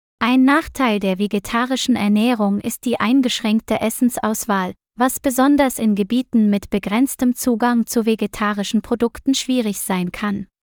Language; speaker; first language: German; non-native, learner; Vietnamese